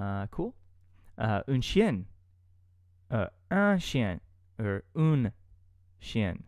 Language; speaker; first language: French; non-native, learner; English